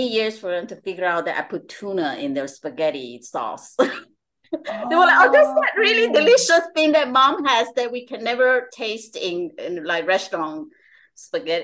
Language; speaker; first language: English; non-native, local second language; Chinese